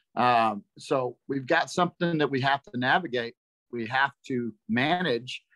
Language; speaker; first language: English; native; English